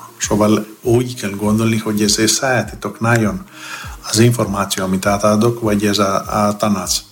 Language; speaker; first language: Hungarian; non-native, learner; Greek